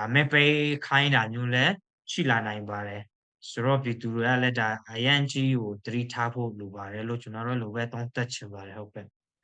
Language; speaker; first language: Burmese; non-native, local second language; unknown